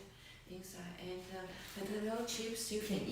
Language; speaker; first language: English; non-native, learner; Chinese